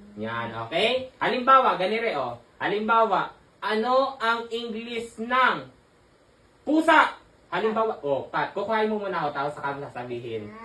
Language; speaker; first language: Filipino; native; Filipino